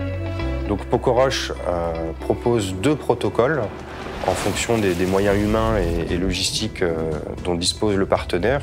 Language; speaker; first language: French; native; French